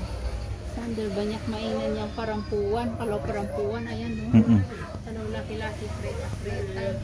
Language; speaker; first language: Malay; non-native, learner; Filipino